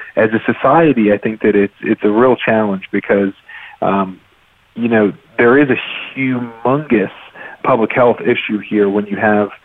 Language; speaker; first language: English; native; English